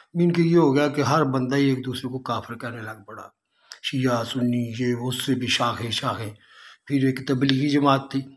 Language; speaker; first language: Urdu; native; Urdu